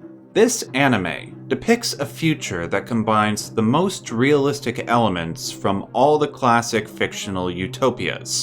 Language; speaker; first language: English; native; English